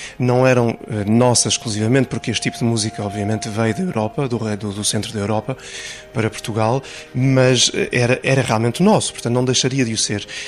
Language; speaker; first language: Portuguese; native; Portuguese